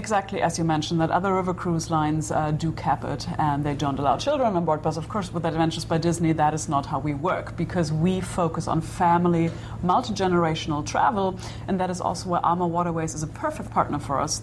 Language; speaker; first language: English; non-native, fluent; German